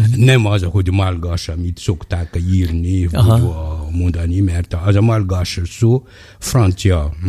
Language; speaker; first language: Hungarian; non-native, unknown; Malagasy